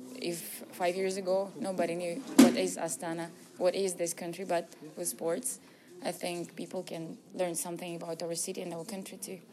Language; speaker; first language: English; non-native, learner; Russian